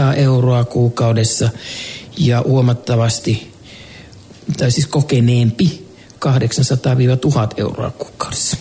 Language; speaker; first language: Finnish; native; Finnish